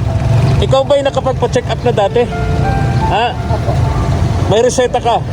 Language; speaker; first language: Filipino; native; Filipino